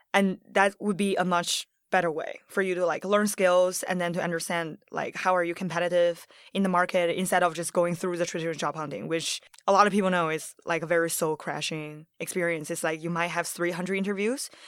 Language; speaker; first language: English; early bilingual, other home language; Chinese